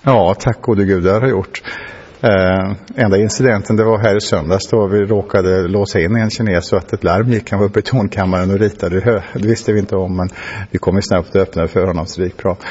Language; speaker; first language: Swedish; native; Swedish